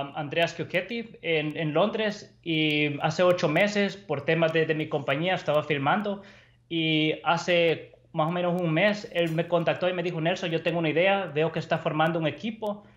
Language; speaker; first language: Spanish; native; Spanish